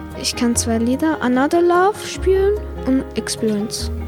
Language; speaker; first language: German; non-native, learner; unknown